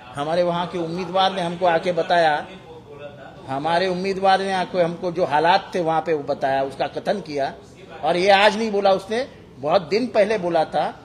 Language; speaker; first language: Hindi; non-native, local second language; Marathi